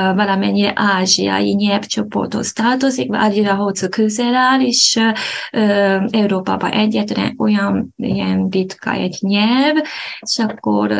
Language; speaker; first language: Hungarian; non-native, fluent; Japanese